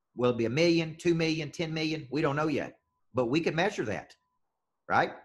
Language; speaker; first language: English; native; English